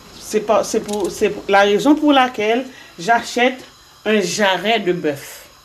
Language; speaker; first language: French; non-native, local second language; Haitian Creole